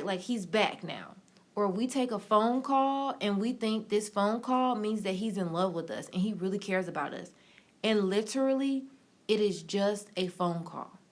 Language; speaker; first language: English; native; English